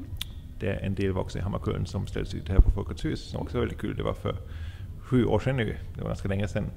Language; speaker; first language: Swedish; native; Swedish